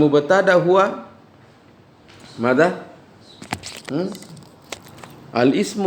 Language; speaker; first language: Arabic; non-native, fluent; Indonesian